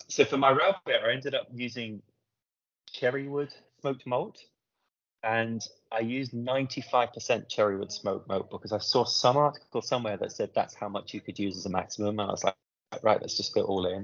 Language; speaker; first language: English; native; English